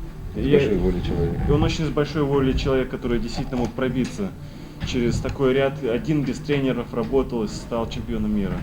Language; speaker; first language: Russian; native; Russian